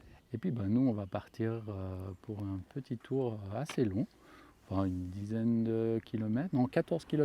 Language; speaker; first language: French; native; French